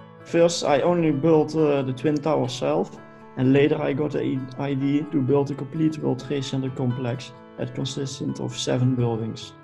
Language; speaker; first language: English; non-native, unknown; Dutch